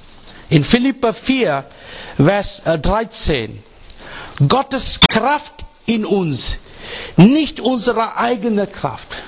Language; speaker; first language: German; non-native, fluent; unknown